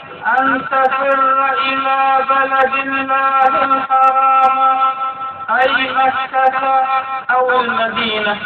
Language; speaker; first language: Arabic; native; Arabic